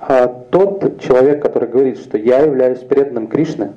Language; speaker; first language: Russian; native; Russian